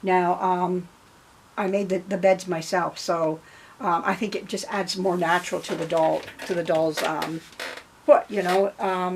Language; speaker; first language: English; native; English